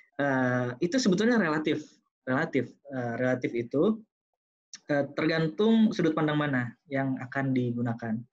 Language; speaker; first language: Indonesian; non-native, local second language; Sundanese